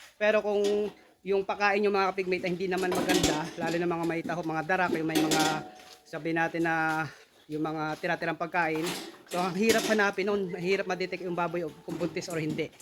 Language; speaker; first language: Filipino; native; Filipino